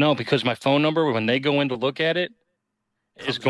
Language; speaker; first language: English; native; English